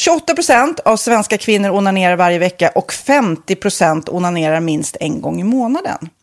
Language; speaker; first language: Swedish; native; Swedish